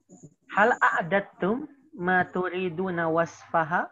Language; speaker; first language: Arabic; non-native, fluent; Indonesian